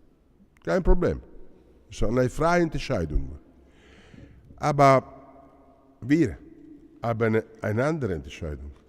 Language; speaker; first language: German; non-native, learner; Italian